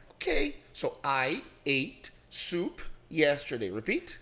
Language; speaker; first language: English; non-native, fluent; Portuguese